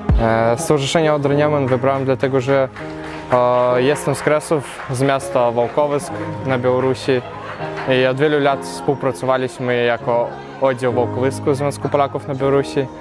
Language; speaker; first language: Polish; early bilingual, heritage; Polish